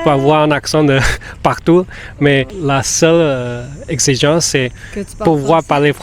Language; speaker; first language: French; non-native, fluent; Spanish